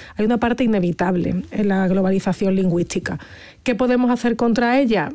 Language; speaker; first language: Spanish; native; Spanish